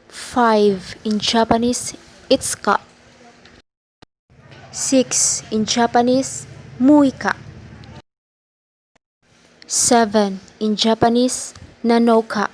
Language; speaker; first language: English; non-native, local second language; Filipino